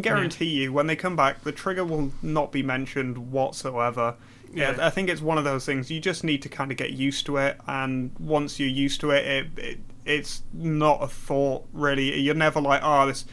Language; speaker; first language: English; native; English